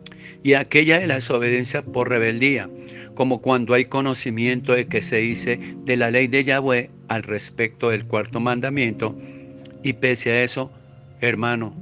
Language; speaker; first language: Spanish; native; Spanish